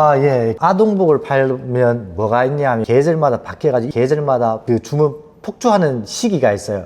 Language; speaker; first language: Korean; early bilingual, heritage; Korean